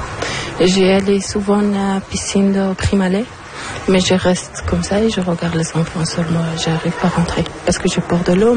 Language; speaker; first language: French; non-native, learner; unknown